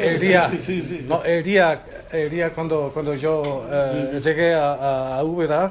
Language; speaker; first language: Spanish; non-native, fluent; German